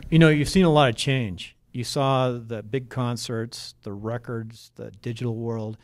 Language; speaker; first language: English; native; English